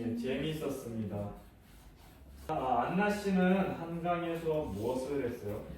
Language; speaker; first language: Korean; non-native, fluent; Russian